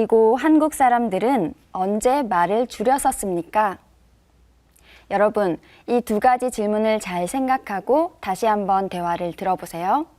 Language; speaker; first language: Korean; native; Korean